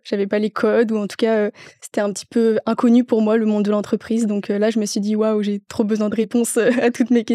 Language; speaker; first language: French; native; French